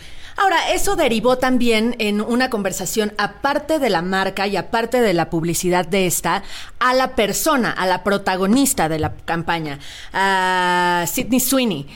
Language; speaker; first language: Spanish; native; Spanish